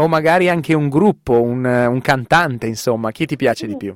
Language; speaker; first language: Italian; native; Italian